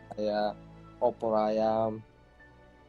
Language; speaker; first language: Indonesian; early bilingual, heritage; English